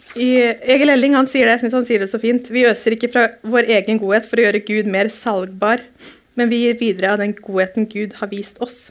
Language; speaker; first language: Norwegian; native; Norwegian